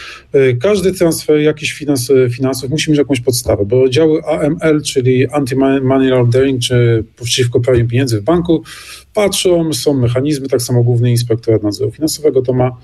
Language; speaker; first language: Polish; native; Polish